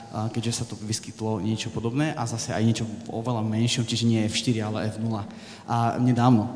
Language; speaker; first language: Slovak; native; Slovak